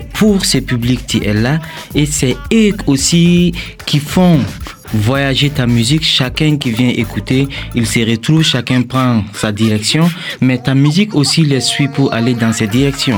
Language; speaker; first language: French; non-native, local second language; Mossi